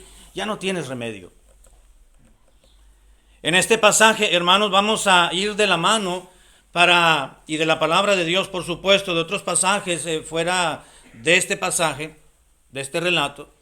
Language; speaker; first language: Spanish; native; Spanish